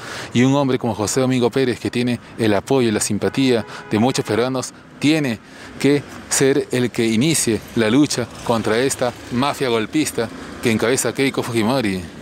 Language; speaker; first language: Spanish; native; Spanish